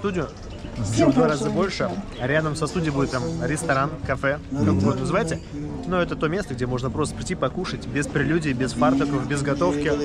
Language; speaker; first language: Russian; native; Russian